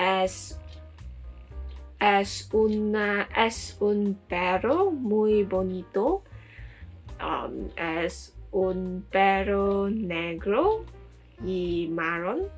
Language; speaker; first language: Spanish; non-native, learner; Malay